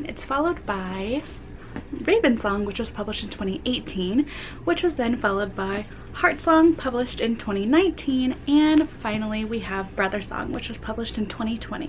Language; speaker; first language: English; native; English